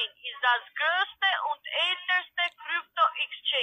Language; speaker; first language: German; non-native, learner; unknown